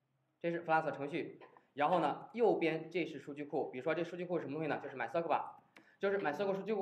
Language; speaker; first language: Chinese; native; Chinese